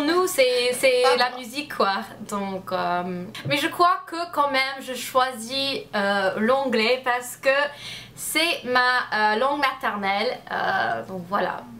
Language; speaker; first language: French; non-native, learner; English